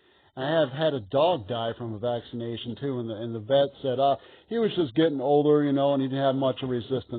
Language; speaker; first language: English; native; English